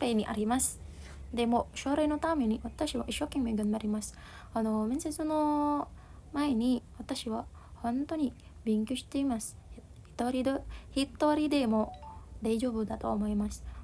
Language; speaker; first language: Japanese; non-native, learner; Indonesian